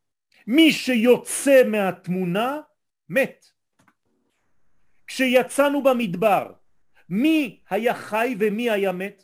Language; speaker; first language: Hebrew; non-native, fluent; French